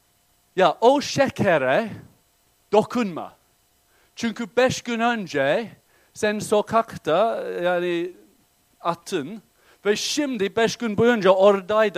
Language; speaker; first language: Turkish; non-native, fluent; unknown